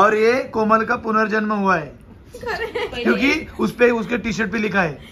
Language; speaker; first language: Hindi; non-native, local second language; Marathi